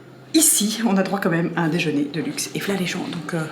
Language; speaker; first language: French; native; French